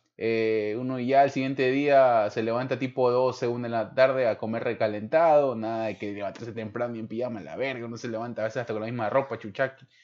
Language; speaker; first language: Spanish; native; Spanish